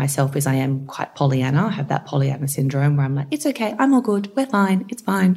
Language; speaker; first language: English; native; English